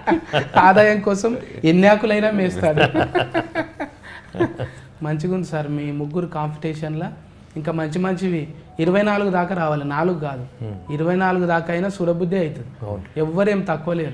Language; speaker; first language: Telugu; native; Telugu